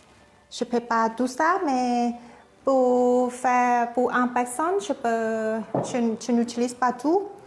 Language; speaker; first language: French; non-native, learner; Thai